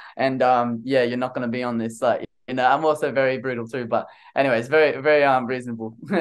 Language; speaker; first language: English; native; English